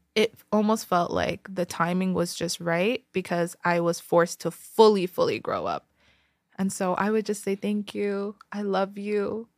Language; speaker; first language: English; early bilingual, other home language; Tigrinya